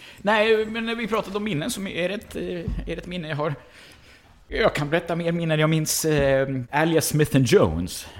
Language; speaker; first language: Swedish; early bilingual, other home language; Estonian